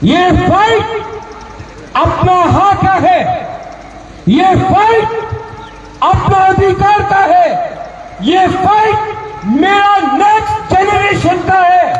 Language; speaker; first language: Hindi; non-native, local second language; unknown